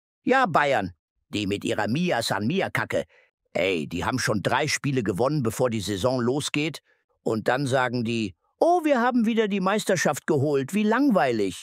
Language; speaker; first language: German; native; German